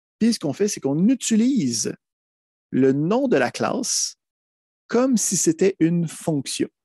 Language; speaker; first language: French; native; French